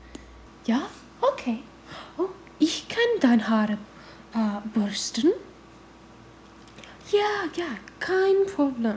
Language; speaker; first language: German; non-native, learner; English